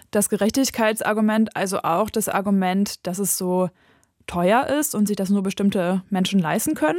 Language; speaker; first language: German; native; German